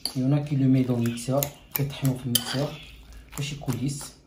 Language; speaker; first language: French; non-native, local second language; Arabic